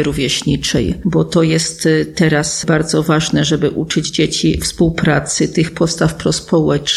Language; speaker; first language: Polish; native; Polish